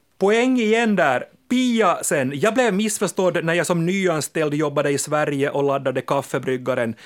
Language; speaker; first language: Swedish; native; Swedish